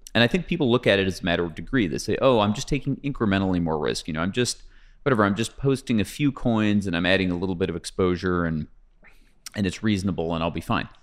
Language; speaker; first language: English; native; English